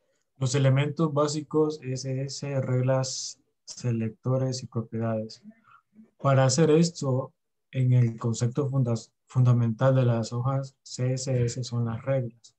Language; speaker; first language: Spanish; native; Spanish